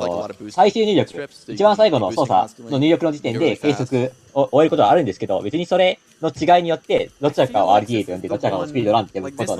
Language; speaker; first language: Japanese; native; Japanese